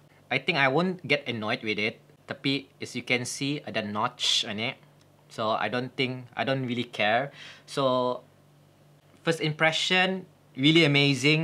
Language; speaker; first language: English; non-native, local second language; Malay